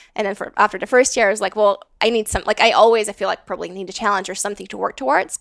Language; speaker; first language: English; non-native, fluent; Latvian